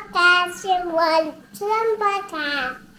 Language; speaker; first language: Russian; early bilingual, other home language; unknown